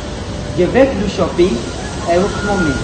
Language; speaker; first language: French; non-native, learner; Malay